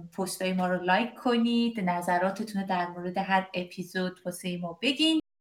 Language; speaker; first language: Persian; native; Persian